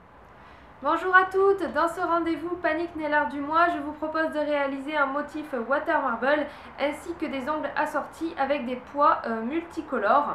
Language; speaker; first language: French; native; French